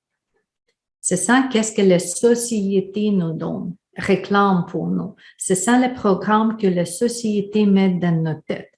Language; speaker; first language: French; non-native, fluent; Ukrainian